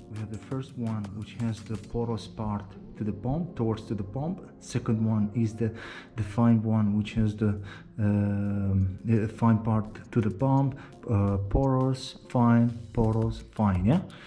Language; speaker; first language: English; non-native, fluent; Romanian